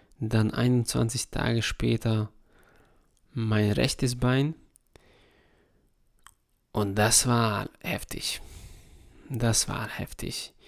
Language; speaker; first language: German; non-native, fluent; Hungarian